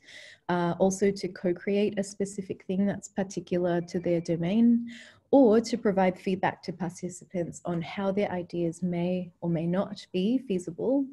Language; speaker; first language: English; native; English